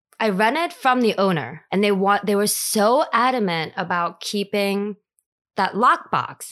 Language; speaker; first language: English; early bilingual, other home language; Korean